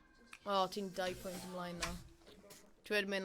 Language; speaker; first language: Welsh; non-native, local second language; English